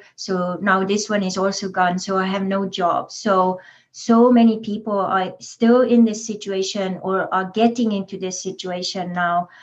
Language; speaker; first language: English; non-native, fluent; Estonian